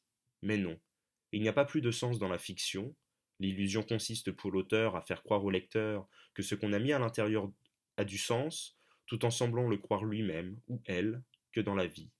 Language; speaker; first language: French; native; French